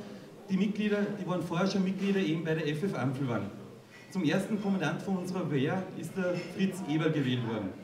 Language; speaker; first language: German; native; German